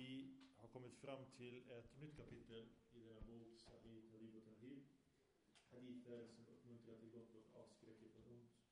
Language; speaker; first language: Swedish; early bilingual, other home language; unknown